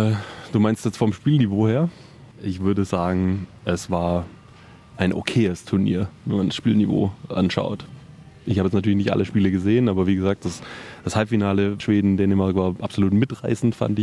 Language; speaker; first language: German; native; German